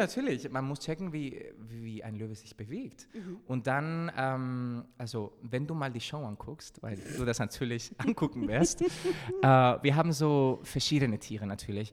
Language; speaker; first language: German; non-native, fluent; Spanish